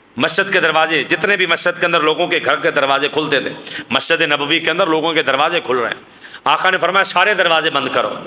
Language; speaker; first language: Urdu; non-native, local second language; Punjabi